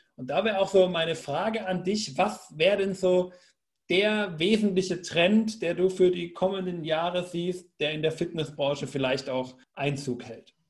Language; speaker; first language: German; native; German